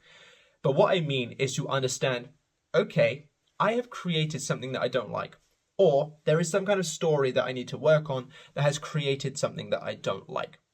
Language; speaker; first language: English; native; English